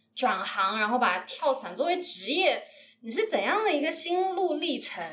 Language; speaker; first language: Chinese; native; Chinese